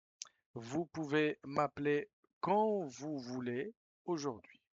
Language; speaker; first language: French; non-native, fluent; Spanish